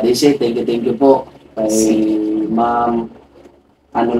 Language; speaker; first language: Filipino; non-native, local second language; Hiligaynon